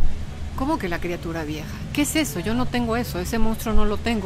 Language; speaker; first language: Spanish; native; Spanish